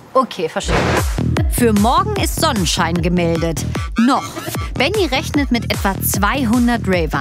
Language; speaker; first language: German; native; German